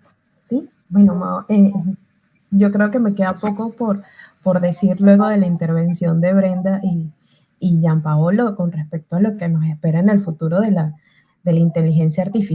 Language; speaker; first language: Spanish; native; Spanish